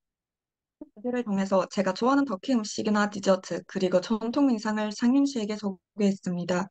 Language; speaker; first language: Korean; non-native, fluent; Turkish